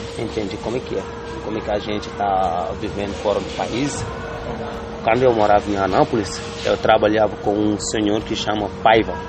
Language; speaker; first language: Portuguese; non-native, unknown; Wolof